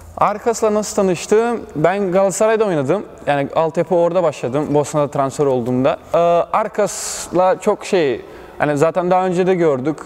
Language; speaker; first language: Turkish; early bilingual, other home language; Bosnian